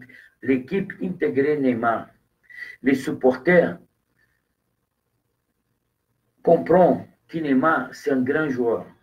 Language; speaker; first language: French; non-native, fluent; Portuguese